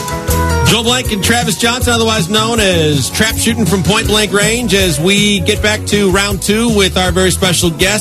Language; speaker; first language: English; native; English